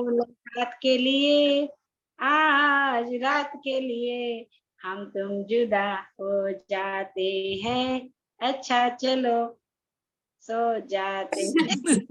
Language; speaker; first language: Hindi; native; Hindi